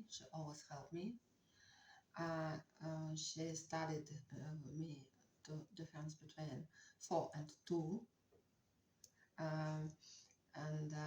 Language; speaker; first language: English; non-native, learner; Russian